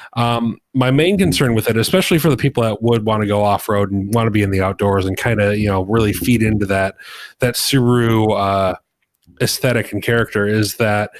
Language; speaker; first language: English; native; English